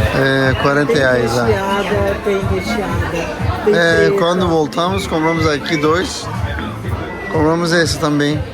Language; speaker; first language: Portuguese; non-native, learner; Turkish